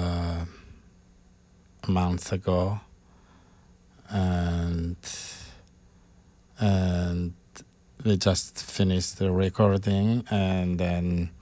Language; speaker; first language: English; non-native, fluent; Malagasy